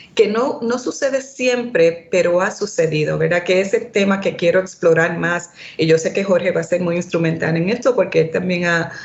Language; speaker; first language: Spanish; early bilingual, heritage; Spanish